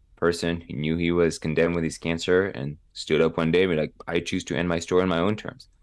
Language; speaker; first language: English; non-native, fluent; French